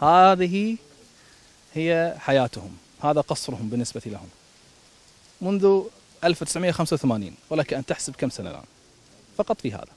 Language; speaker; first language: Arabic; native; Arabic